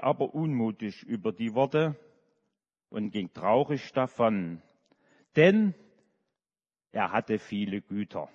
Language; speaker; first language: German; native; German